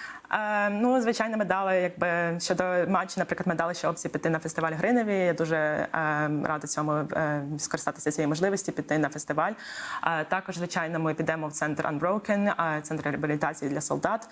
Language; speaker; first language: Ukrainian; native; Ukrainian